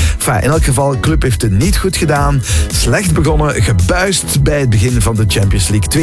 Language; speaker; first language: Dutch; native; Dutch